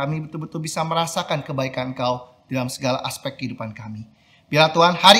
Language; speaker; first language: Indonesian; native; Indonesian